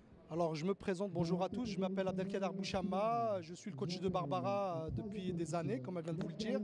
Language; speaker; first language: French; native; French